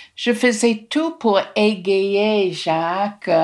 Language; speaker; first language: French; non-native, fluent; English